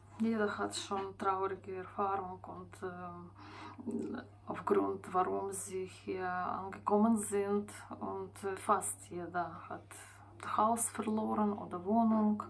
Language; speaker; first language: German; non-native, learner; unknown